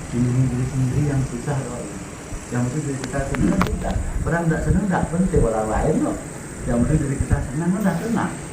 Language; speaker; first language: Indonesian; non-native, local second language; Javanese